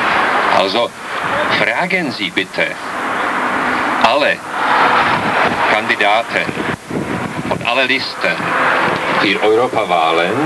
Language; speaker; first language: German; non-native, learner; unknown